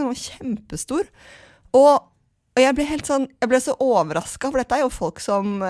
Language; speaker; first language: Norwegian; native; Norwegian